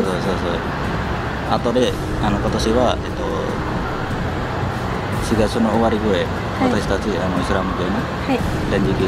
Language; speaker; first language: Japanese; non-native, learner; Indonesian